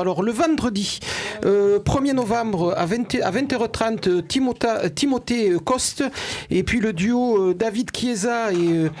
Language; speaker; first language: French; native; French